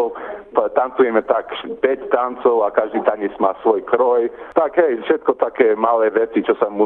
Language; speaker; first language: Slovak; early bilingual, heritage; Slovak